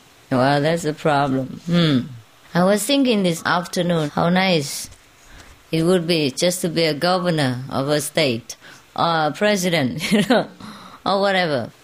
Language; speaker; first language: English; non-native, fluent; Vietnamese